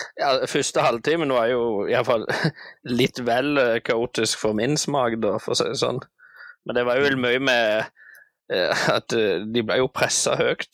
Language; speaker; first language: Norwegian; native; Norwegian